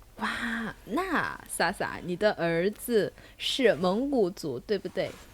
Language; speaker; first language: Chinese; native; Chinese